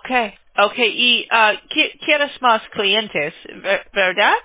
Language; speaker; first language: Spanish; non-native, learner; English